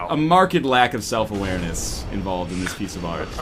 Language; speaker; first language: English; native; English